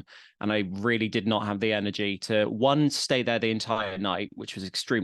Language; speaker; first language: English; native; English